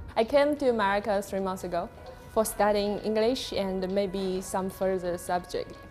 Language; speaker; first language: English; non-native, fluent; German